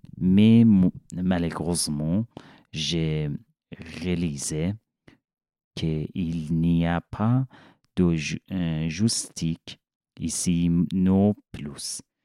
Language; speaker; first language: French; non-native, learner; Persian